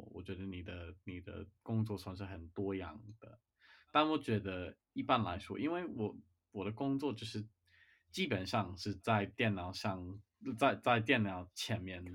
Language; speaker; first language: Chinese; non-native, fluent; English